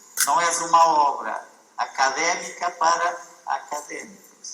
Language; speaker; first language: Portuguese; non-native, fluent; Spanish